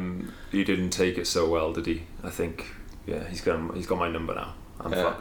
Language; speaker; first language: English; native; English